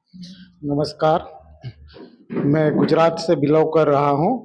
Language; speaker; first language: Hindi; non-native, local second language; Gujarati